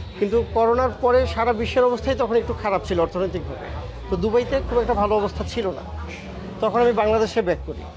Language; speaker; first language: Bangla; native; Bangla